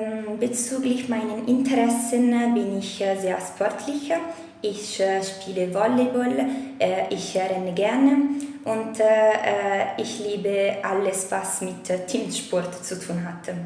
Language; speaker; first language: German; non-native, fluent; Italian